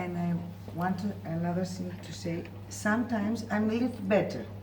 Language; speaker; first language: English; non-native, learner; Greek